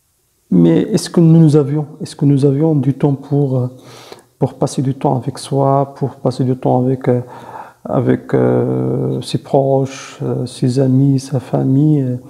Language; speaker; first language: French; non-native, fluent; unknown